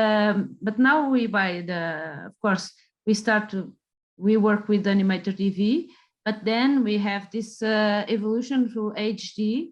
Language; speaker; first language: English; non-native, fluent; Portuguese